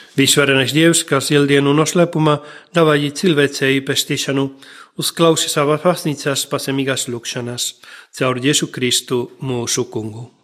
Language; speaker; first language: Latvian; non-native, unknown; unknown